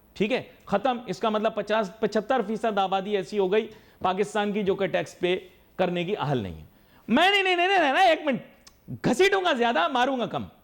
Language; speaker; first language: Urdu; native; Urdu